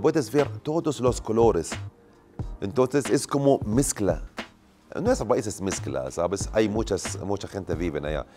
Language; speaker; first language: Spanish; non-native, learner; Arabic